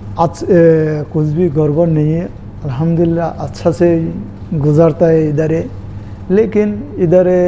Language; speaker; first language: Hindi; non-native, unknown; Bangla